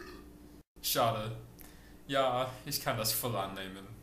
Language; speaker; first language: German; non-native, learner; English